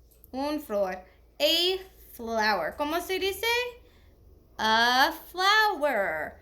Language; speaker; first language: Spanish; non-native, learner; English